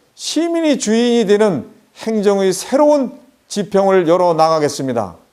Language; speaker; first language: Korean; native; Korean